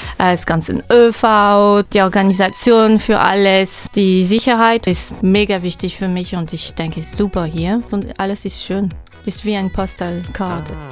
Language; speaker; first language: German; non-native, fluent; French